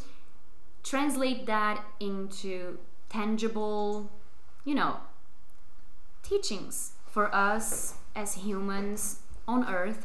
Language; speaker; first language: English; non-native, fluent; Portuguese